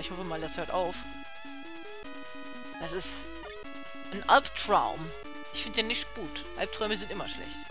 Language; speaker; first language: German; native; German